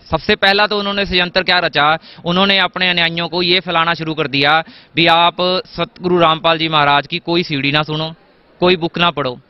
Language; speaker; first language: Hindi; native; Hindi